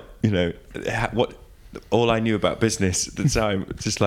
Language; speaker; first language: English; native; English